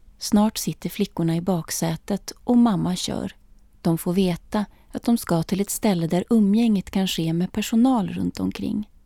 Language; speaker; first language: Swedish; native; Swedish